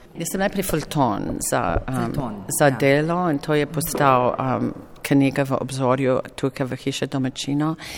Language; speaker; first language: Slovenian; non-native, fluent; English